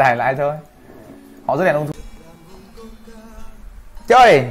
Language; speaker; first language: Vietnamese; native; Vietnamese